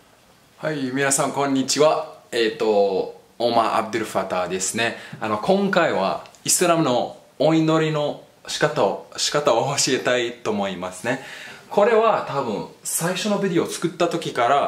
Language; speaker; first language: Japanese; non-native, fluent; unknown